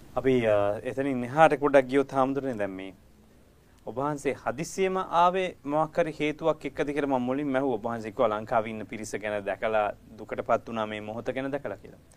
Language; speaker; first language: Sinhala; native; Sinhala